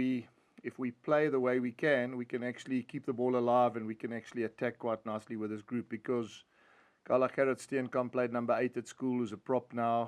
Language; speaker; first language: English; native; English